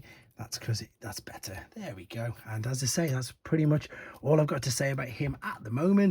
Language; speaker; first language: English; native; English